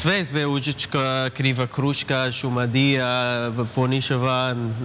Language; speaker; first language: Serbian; non-native, learner; Arabic